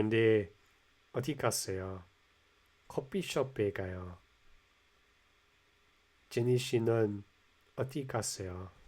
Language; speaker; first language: Korean; non-native, learner; English